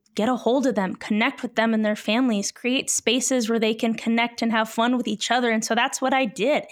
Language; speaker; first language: English; native; English